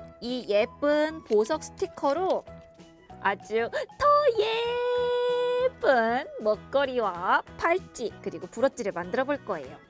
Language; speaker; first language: Korean; native; Korean